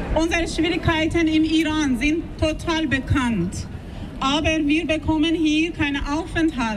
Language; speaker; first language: German; non-native, fluent; Persian